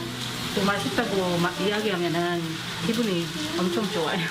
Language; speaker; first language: Korean; non-native, learner; Filipino